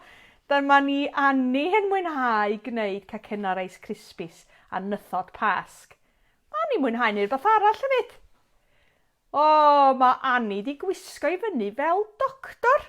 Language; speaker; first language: Welsh; native; Welsh